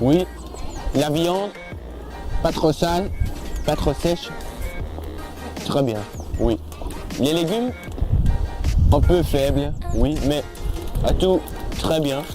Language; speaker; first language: French; non-native, learner; Dutch